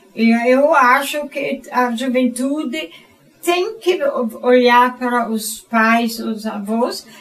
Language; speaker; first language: Portuguese; non-native, fluent; German